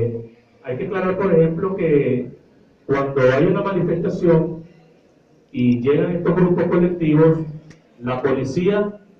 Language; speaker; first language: Spanish; native; Spanish